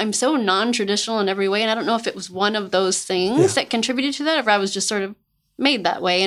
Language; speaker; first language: English; native; English